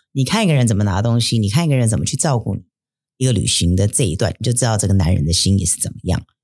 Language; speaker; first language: Chinese; early bilingual, heritage; Chinese